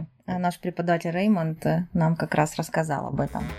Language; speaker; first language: Russian; native; Russian